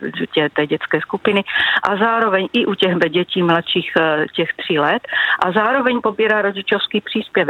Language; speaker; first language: Czech; native; Czech